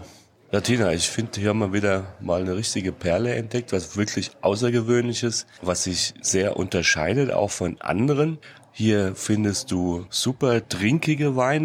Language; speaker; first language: German; native; German